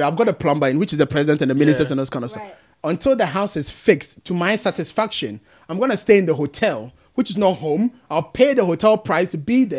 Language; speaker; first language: English; non-native, local second language; Akan